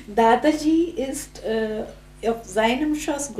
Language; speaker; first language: German; non-native, fluent; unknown